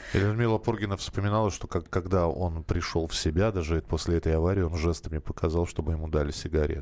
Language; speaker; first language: Russian; native; Russian